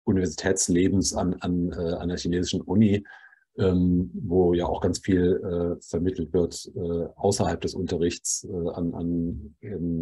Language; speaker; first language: German; native; German